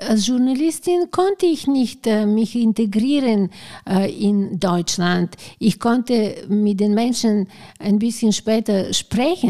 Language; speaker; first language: German; non-native, fluent; Bulgarian